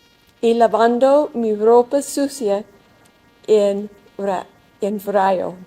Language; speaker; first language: Spanish; non-native, learner; English